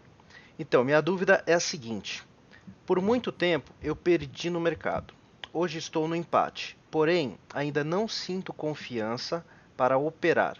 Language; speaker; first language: Portuguese; native; Portuguese